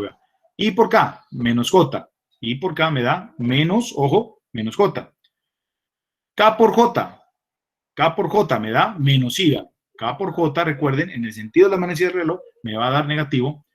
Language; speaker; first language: Spanish; native; Spanish